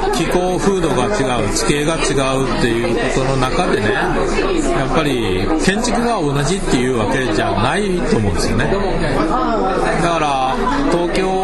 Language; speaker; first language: Japanese; native; Japanese